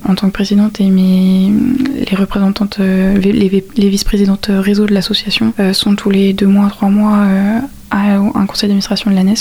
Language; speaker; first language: French; native; French